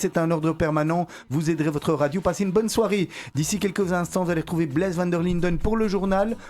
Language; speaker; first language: French; native; French